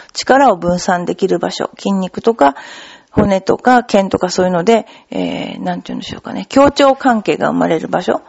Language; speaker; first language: Japanese; native; Japanese